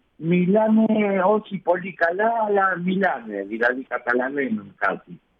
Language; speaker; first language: Greek; early bilingual, heritage; Greek